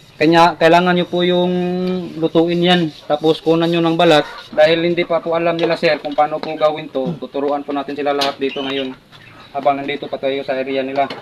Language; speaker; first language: Filipino; non-native, local second language; Cebuano